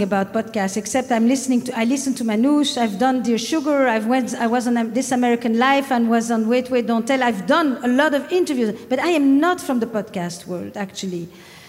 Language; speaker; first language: English; non-native, fluent; French